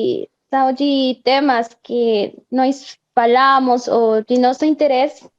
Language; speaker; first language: Portuguese; non-native, fluent; Spanish